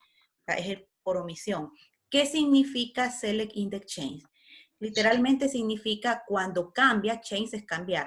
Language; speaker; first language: Spanish; native; Spanish